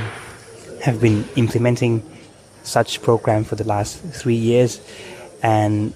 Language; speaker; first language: English; non-native, fluent; Thai